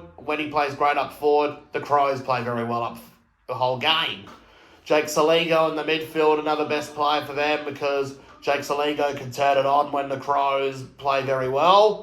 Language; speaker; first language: English; native; English